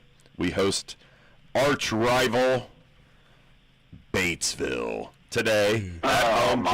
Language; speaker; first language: English; native; English